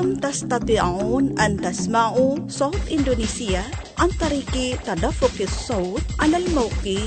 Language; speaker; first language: Arabic; non-native, fluent; Indonesian